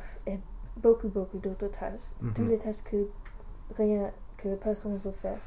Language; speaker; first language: French; non-native, learner; English